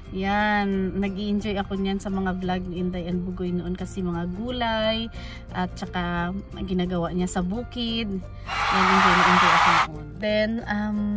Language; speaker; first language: Filipino; non-native, local second language; Cebuano